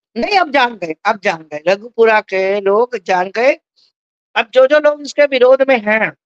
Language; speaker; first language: Hindi; native; Hindi